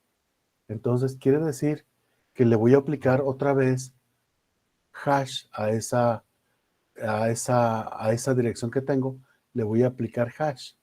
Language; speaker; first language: Spanish; native; Spanish